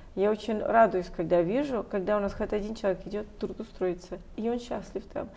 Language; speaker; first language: Russian; non-native, fluent; English